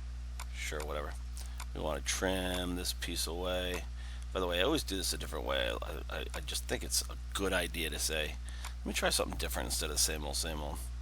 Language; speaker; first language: English; native; English